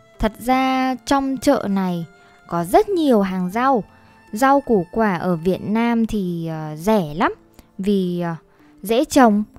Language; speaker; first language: Vietnamese; native; Vietnamese